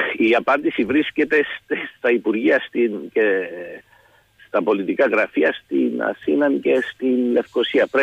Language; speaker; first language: Greek; early bilingual, heritage; Greek